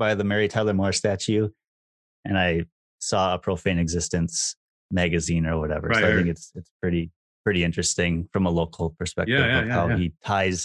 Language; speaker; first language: English; native; English